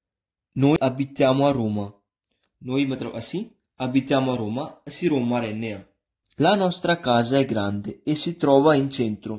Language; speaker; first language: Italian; non-native, fluent; Punjabi